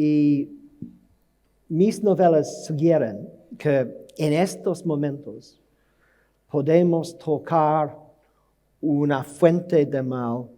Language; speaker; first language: Spanish; non-native, learner; English